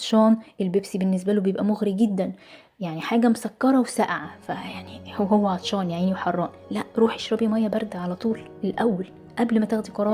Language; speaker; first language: Arabic; native; Arabic